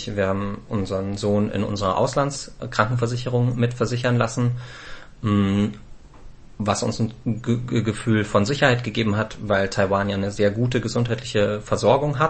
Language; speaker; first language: German; native; German